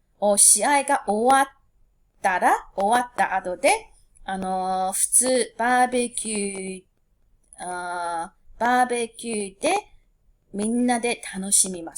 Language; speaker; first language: Japanese; non-native, fluent; English